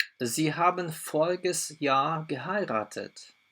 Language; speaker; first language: German; non-native, fluent; Polish